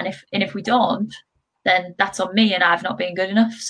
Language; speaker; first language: English; native; English